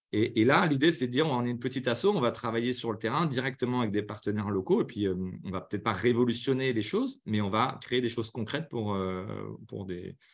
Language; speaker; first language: French; native; French